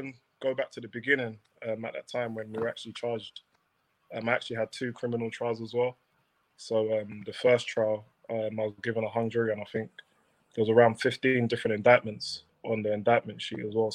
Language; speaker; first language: English; native; English